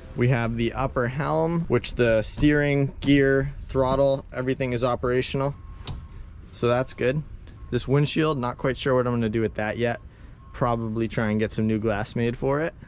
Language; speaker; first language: English; native; English